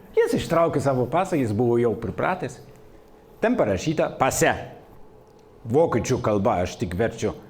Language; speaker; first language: Lithuanian; non-native, fluent; German